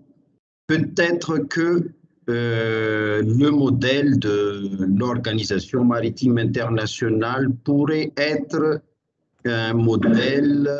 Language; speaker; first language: French; non-native, local second language; Malagasy